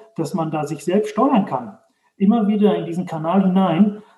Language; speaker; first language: German; native; German